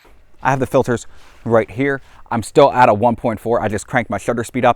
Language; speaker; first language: English; native; English